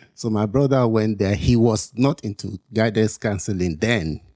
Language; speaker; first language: English; non-native, local second language; Yoruba